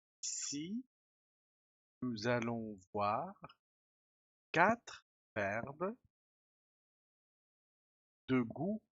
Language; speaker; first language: French; non-native, fluent; Spanish